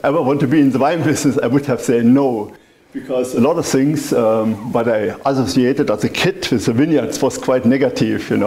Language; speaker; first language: English; non-native, fluent; German